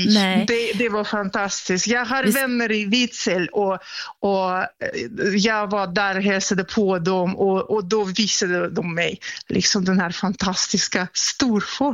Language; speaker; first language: Swedish; non-native, fluent; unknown